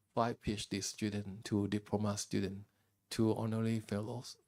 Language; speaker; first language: English; non-native, fluent; Thai